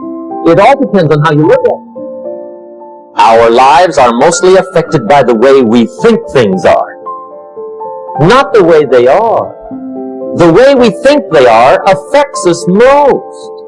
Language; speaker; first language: English; native; English